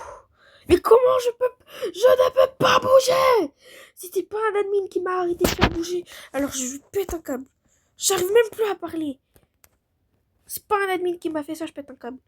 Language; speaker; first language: French; native; French